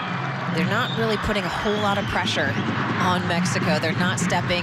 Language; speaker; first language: English; native; English